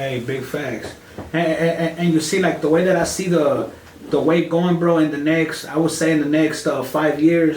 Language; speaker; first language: English; native; English